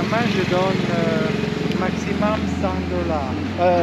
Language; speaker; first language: French; non-native, fluent; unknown